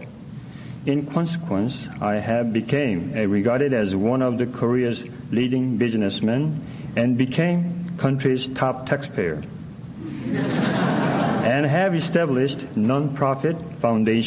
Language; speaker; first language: English; non-native, learner; Korean